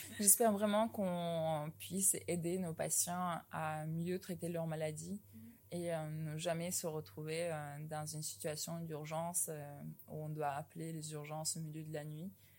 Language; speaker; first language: French; non-native, fluent; Russian